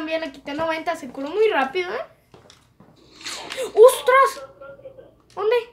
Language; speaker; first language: Spanish; native; Spanish